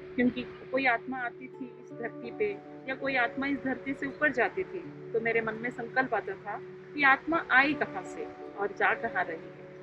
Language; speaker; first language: Hindi; non-native, local second language; Telugu